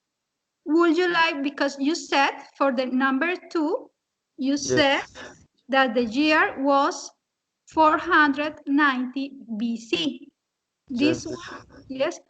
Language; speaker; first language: English; non-native, fluent; Spanish